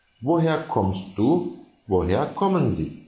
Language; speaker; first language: German; non-native, fluent; Turkish